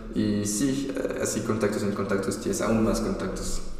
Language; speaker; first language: Spanish; non-native, fluent; French